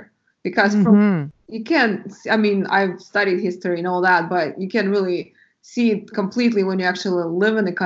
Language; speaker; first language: English; non-native, fluent; Russian